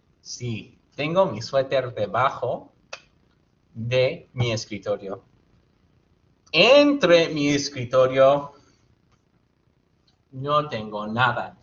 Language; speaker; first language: Spanish; non-native, fluent; English